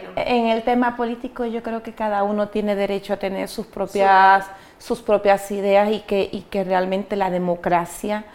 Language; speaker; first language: Spanish; native; Spanish